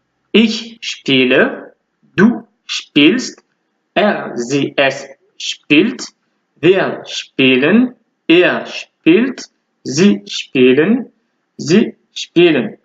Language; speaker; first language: German; non-native, fluent; French